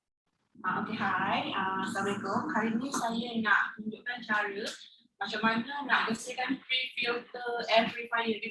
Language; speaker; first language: Malay; native; Malay